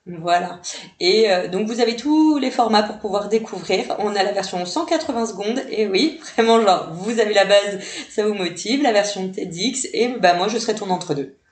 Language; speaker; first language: French; native; French